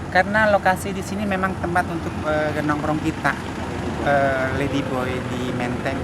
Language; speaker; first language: Indonesian; native; Indonesian